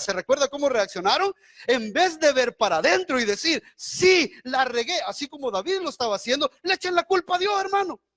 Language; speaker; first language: Spanish; native; Spanish